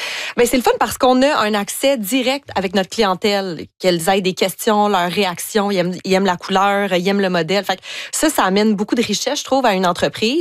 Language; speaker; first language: French; native; French